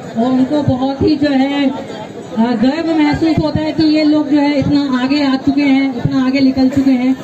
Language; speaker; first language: Hindi; native; Hindi